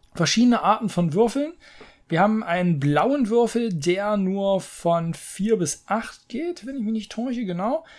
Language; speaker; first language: German; native; German